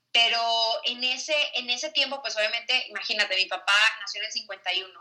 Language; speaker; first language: Spanish; native; Spanish